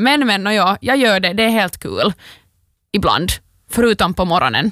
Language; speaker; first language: Swedish; native; Swedish